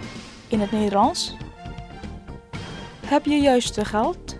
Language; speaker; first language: Dutch; non-native, learner; Indonesian